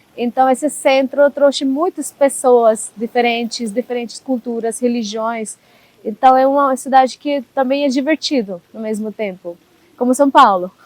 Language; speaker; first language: Portuguese; non-native, learner; Hindi